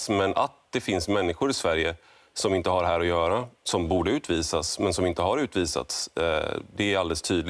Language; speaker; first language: Swedish; native; Swedish